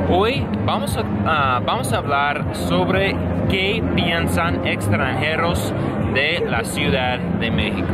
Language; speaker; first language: Spanish; non-native, learner; English